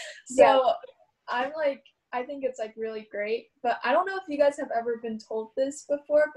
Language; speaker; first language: English; native; English